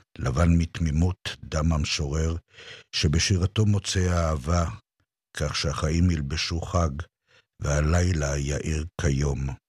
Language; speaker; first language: Hebrew; native; Hebrew